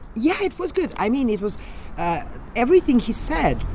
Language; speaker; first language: English; non-native, fluent; Serbian